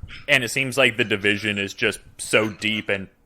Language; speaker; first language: English; native; English